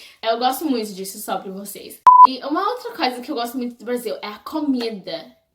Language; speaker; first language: Portuguese; non-native, fluent; English